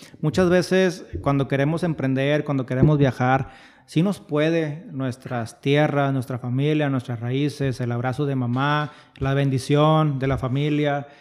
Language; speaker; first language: Spanish; native; Spanish